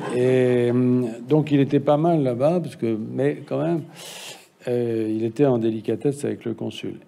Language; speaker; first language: French; native; French